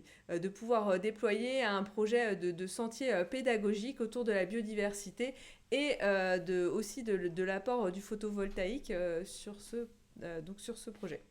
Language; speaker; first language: French; native; French